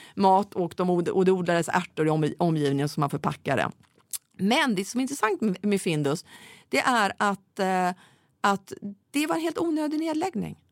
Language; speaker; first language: Swedish; native; Swedish